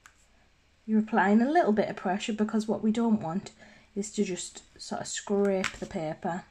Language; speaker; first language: English; native; English